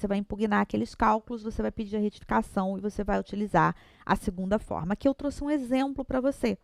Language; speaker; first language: Portuguese; native; Portuguese